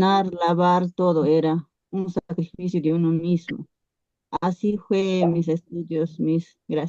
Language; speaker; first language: Spanish; non-native, local second language; Quechua